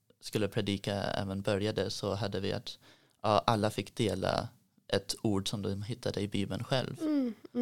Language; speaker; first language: Swedish; early bilingual, heritage; Swedish